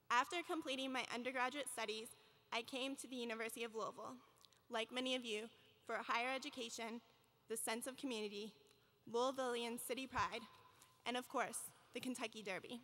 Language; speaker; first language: English; native; English